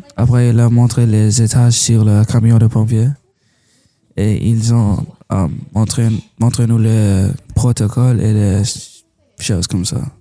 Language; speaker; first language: French; non-native, local second language; English